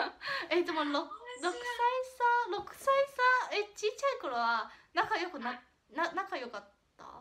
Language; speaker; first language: Japanese; non-native, fluent; Chinese